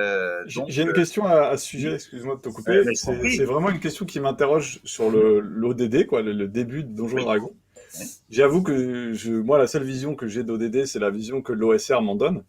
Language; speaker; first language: French; native; French